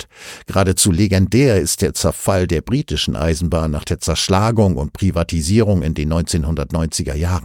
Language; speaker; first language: German; native; German